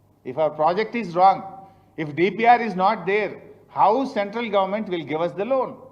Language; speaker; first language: English; non-native, local second language; Telugu